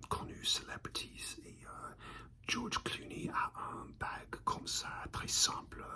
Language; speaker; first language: French; non-native, learner; English